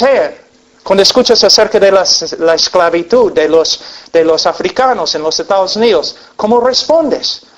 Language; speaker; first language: Spanish; non-native, fluent; English